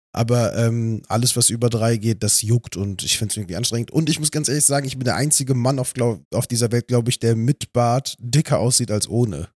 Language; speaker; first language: German; native; German